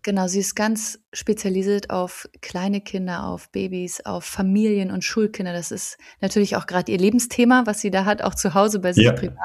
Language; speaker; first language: German; native; German